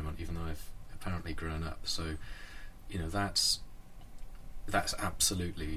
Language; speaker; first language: English; native; English